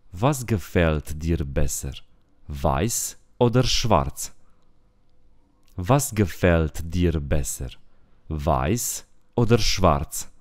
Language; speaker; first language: German; non-native, fluent; Romanian